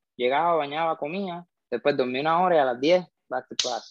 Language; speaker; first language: Spanish; native; Spanish